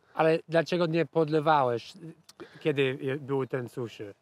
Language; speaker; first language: Polish; non-native, learner; English